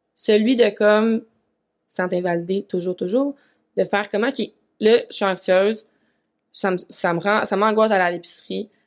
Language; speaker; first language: French; native; French